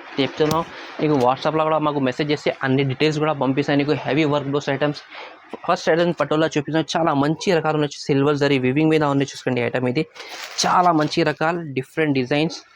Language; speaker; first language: Telugu; non-native, local second language; Urdu